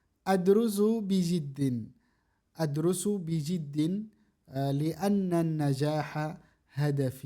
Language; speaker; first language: Arabic; non-native, fluent; Indonesian